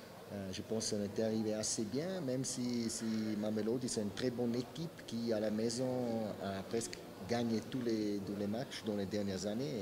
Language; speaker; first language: French; non-native, fluent; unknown